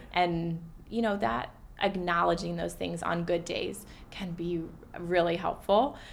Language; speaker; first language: English; native; English